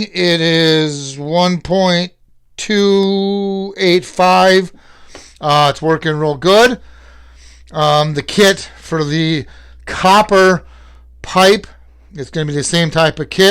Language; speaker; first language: English; native; English